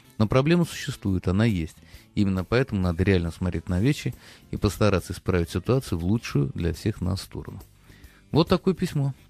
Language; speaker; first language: Russian; native; Russian